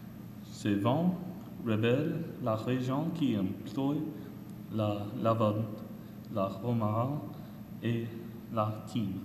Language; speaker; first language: French; non-native, learner; English